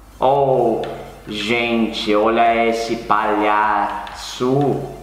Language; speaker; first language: Portuguese; non-native, learner; English